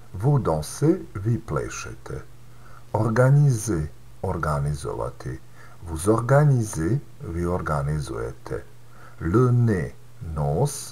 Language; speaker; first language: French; non-native, fluent; Serbian